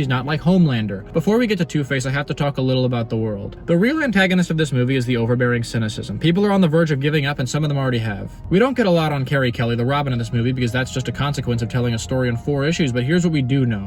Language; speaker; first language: English; native; English